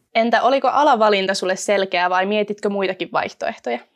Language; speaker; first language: Finnish; native; Finnish